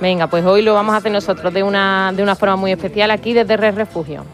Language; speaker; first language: Spanish; native; Spanish